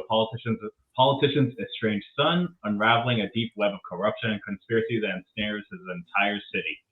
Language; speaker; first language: English; native; English